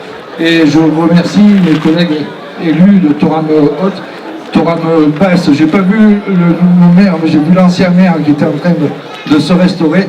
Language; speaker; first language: French; native; French